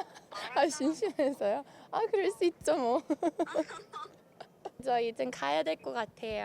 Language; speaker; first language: Korean; non-native, fluent; Swedish